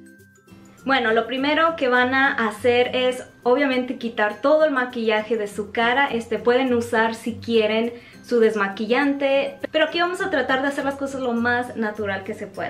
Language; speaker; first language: Spanish; native; Spanish